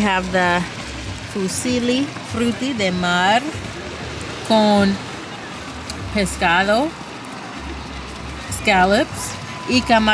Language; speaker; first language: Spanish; non-native, learner; English